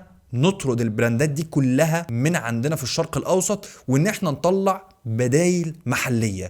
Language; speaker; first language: Arabic; native; Arabic